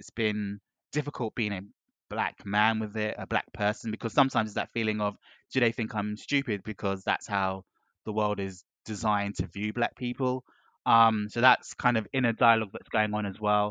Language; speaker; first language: English; native; English